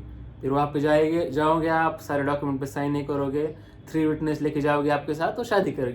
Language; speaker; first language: Hindi; non-native, local second language; Marathi